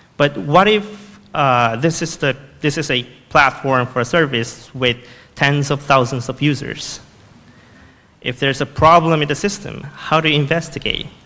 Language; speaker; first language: English; non-native, fluent; Korean